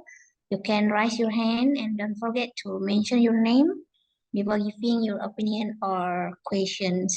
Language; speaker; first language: English; non-native, fluent; Indonesian